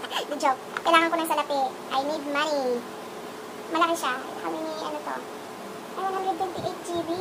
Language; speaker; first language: Filipino; non-native, local second language; Cebuano